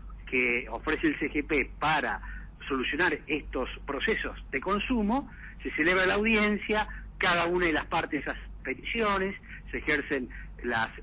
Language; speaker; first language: Spanish; native; Spanish